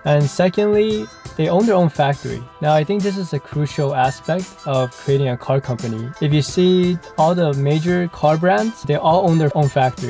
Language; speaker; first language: English; early bilingual, other home language; Chinese